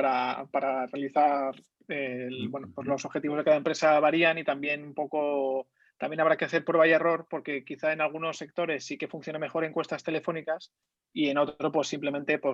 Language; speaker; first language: Spanish; native; Spanish